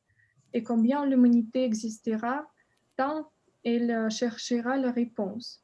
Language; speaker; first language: French; non-native, learner; Russian